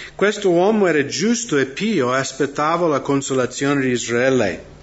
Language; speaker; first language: Italian; non-native, fluent; English